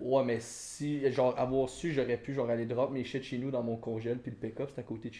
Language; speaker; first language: French; native; French